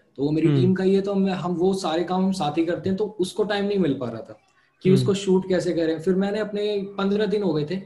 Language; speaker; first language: Hindi; native; Hindi